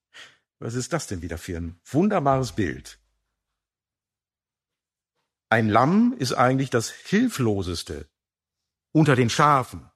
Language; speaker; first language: German; native; German